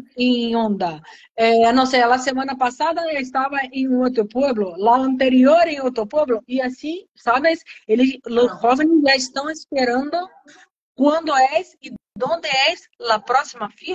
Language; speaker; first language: Spanish; non-native, learner; Portuguese